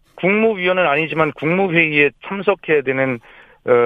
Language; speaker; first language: Korean; native; Korean